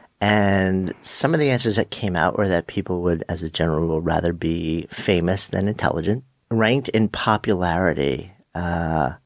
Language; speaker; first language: English; native; English